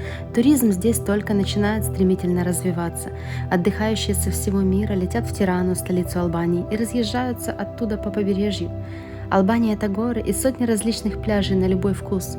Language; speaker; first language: Russian; native; Russian